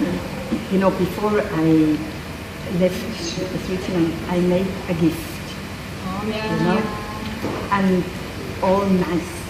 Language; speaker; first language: English; non-native, fluent; French